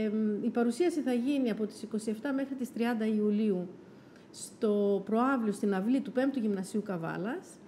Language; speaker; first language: Greek; native; Greek